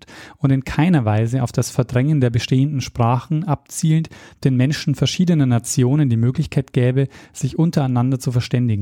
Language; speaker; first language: German; native; German